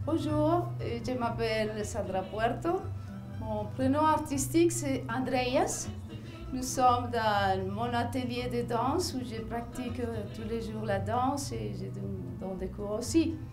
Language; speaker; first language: French; non-native, fluent; Spanish